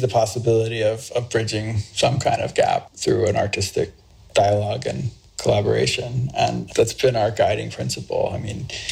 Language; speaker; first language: English; native; English